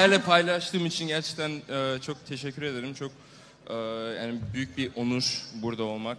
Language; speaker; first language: Turkish; early bilingual, heritage; Turkish